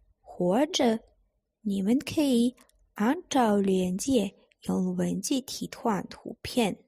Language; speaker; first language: Chinese; non-native, fluent; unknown